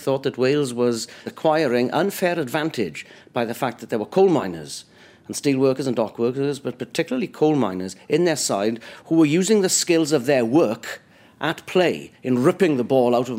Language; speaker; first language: English; native; English